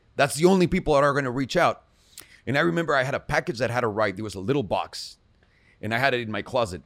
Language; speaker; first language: English; non-native, fluent; Spanish